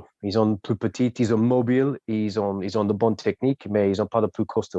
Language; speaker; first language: French; non-native, fluent; English